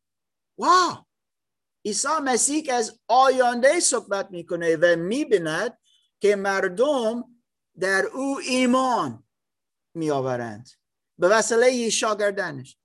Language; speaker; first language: Persian; non-native, learner; German